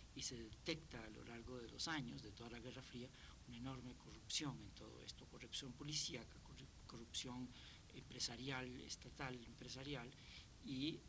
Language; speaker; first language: Spanish; native; Spanish